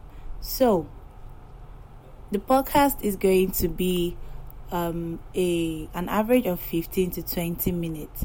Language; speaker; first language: English; non-native, local second language; Yoruba